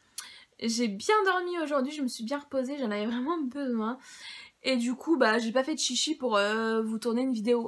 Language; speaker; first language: French; native; French